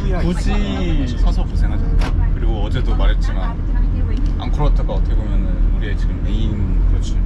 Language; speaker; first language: Korean; native; Korean